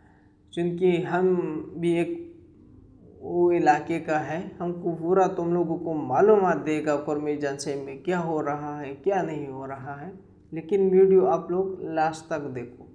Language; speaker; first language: Hindi; non-native, local second language; Pashto